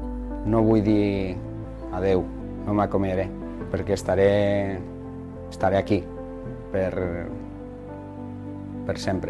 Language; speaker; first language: Catalan; non-native, learner; Spanish